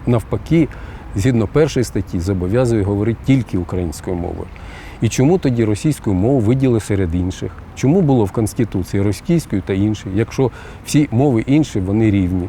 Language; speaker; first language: Ukrainian; non-native, local second language; Russian